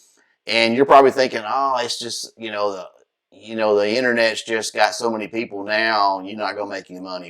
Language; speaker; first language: English; native; English